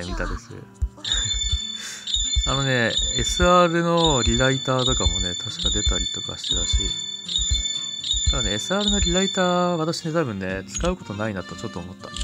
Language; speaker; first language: Japanese; native; Japanese